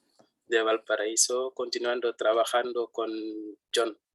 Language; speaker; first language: Spanish; non-native, fluent; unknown